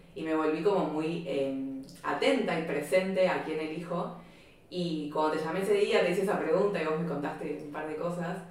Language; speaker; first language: Spanish; native; Spanish